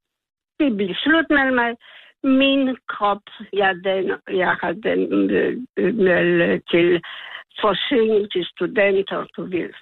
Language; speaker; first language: Danish; non-native, learner; Polish